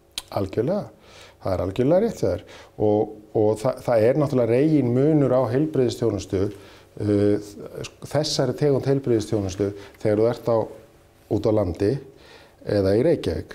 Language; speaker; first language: Icelandic; native; Icelandic